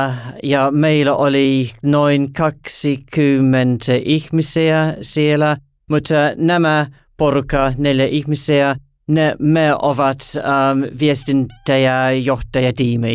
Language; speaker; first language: Finnish; non-native, learner; English